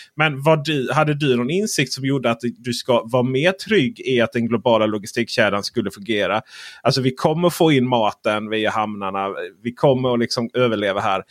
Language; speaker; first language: Swedish; native; Swedish